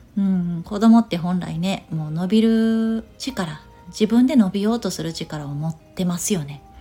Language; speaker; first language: Japanese; native; Japanese